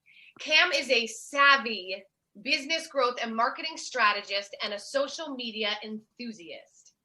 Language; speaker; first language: English; native; English